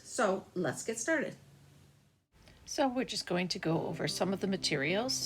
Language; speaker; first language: English; native; English